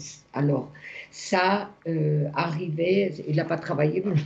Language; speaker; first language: French; non-native, fluent; Spanish